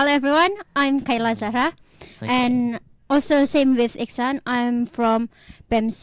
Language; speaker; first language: English; non-native, fluent; Indonesian